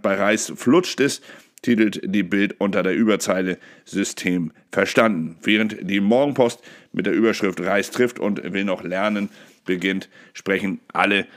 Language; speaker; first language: German; native; German